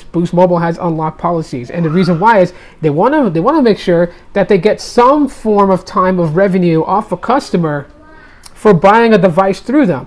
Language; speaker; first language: English; native; English